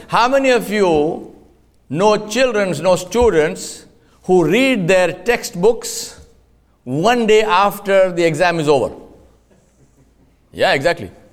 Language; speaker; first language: English; non-native, local second language; Urdu